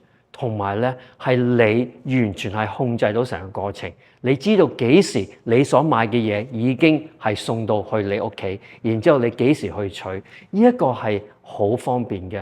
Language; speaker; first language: Cantonese; native; Cantonese